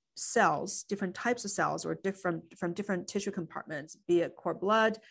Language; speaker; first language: English; non-native, fluent; Chinese